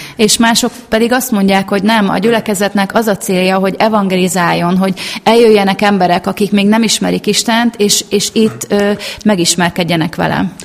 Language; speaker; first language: Hungarian; native; Hungarian